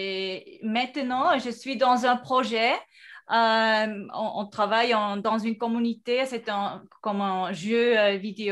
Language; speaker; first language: French; non-native, fluent; Spanish